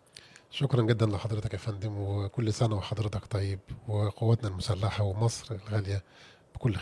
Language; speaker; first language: Arabic; native; Arabic